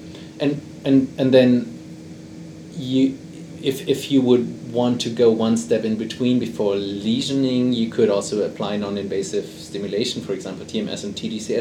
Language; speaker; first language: English; non-native, fluent; German